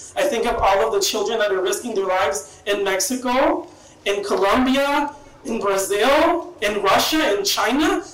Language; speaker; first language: English; early bilingual, other home language; Spanish